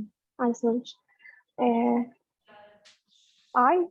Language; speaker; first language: English; non-native, learner; French